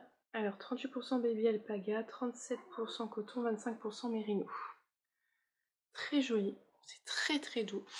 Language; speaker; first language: French; native; French